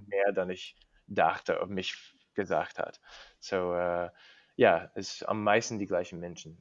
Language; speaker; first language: German; non-native, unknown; English